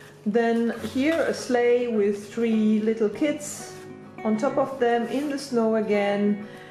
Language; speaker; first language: English; non-native, fluent; German